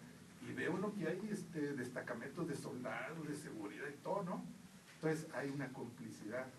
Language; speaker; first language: Spanish; native; Spanish